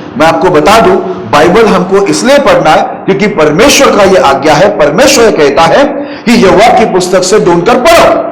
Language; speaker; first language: Hindi; non-native, local second language; Marathi